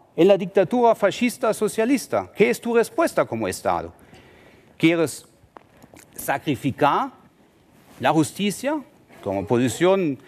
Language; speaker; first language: Spanish; non-native, fluent; German